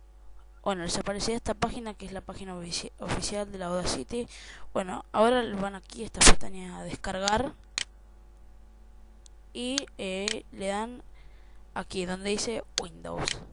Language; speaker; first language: Spanish; native; Spanish